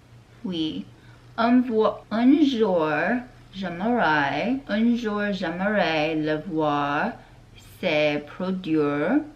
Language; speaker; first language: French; non-native, learner; English